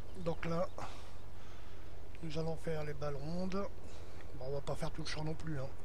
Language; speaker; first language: French; native; French